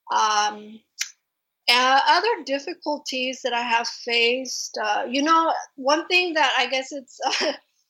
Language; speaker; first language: English; early bilingual, other home language; Spanish